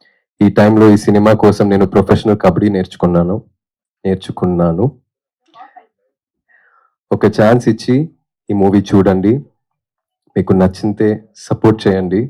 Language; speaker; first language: Telugu; non-native, local second language; Tamil